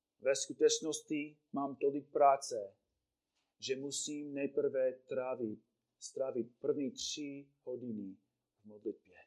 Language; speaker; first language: Czech; non-native, fluent; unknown